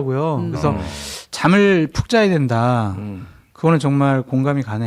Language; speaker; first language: Korean; native; Korean